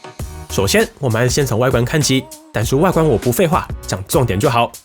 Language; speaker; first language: Chinese; native; Chinese